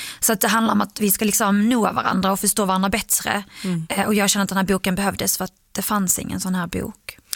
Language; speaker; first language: Swedish; early bilingual, other home language; Arabic